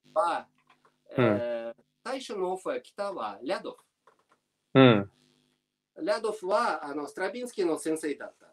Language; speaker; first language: Japanese; non-native, learner; Russian